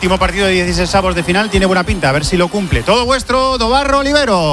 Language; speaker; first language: Spanish; native; Spanish